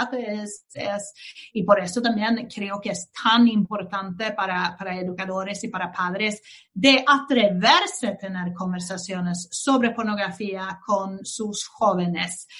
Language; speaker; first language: Spanish; non-native, fluent; Swedish